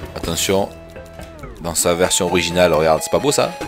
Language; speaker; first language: French; native; French